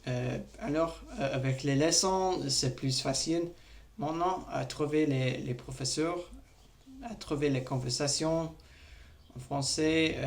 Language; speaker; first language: French; non-native, learner; English